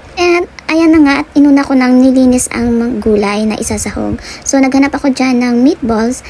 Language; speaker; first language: Filipino; non-native, local second language; Hiligaynon